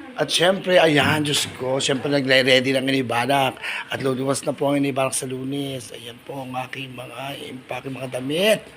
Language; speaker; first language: Filipino; native; Filipino